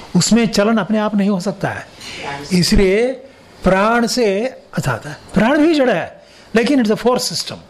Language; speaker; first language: Hindi; non-native, local second language; Kannada